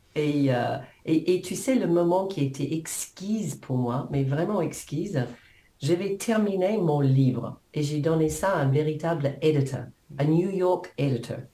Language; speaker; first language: French; non-native, fluent; English